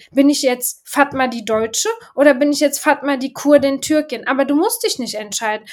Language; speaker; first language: German; early bilingual, other home language; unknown